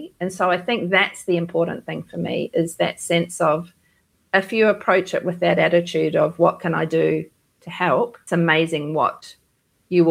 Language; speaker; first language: English; native; English